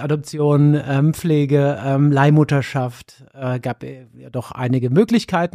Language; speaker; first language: German; native; German